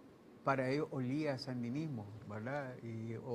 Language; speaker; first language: Spanish; native; Spanish